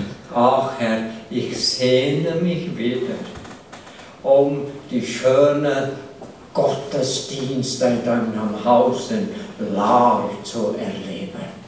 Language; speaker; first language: German; non-native, fluent; English